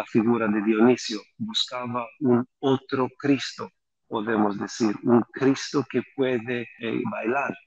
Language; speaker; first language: Spanish; non-native, fluent; Greek